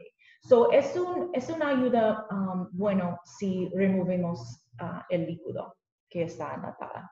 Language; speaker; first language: Spanish; non-native, learner; English